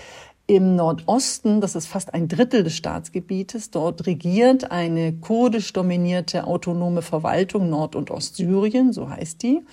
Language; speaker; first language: German; native; German